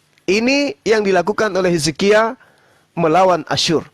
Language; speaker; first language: Indonesian; native; Indonesian